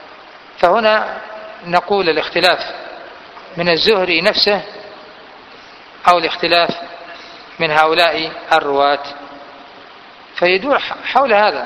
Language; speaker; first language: Arabic; native; Arabic